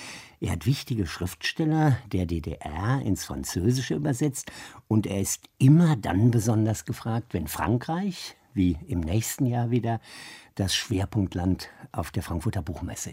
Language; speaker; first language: German; native; German